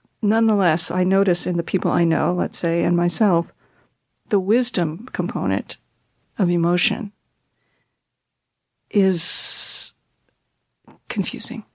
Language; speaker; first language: English; native; English